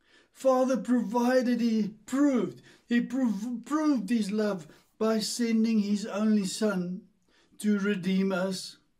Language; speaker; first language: English; non-native, local second language; Afrikaans